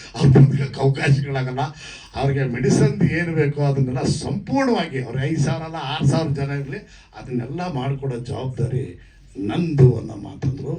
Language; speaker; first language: Kannada; native; Kannada